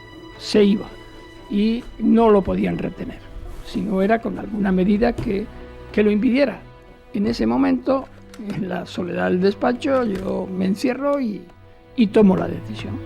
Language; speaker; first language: Spanish; native; Spanish